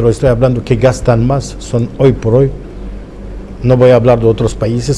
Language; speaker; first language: Spanish; non-native, fluent; Arabic